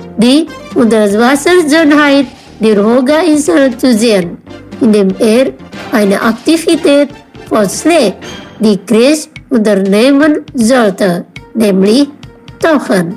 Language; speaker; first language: German; non-native, fluent; Indonesian